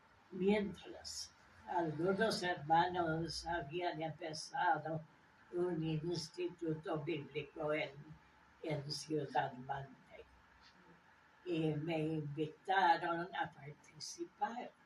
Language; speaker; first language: Spanish; non-native, fluent; English